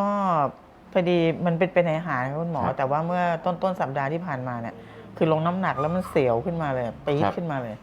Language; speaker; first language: Thai; native; Thai